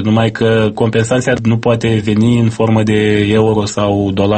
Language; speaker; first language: Romanian; native; Romanian